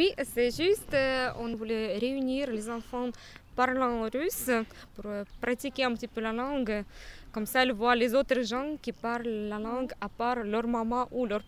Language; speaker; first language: French; non-native, fluent; Russian